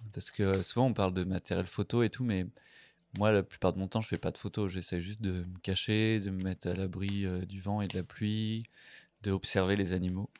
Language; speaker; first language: French; native; French